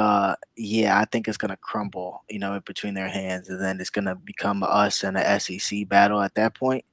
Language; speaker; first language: English; native; English